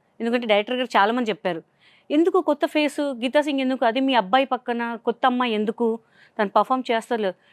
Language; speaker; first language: Telugu; non-native, local second language; Hindi